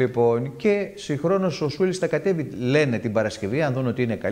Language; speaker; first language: Greek; native; Greek